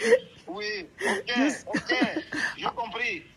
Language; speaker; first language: French; non-native, learner; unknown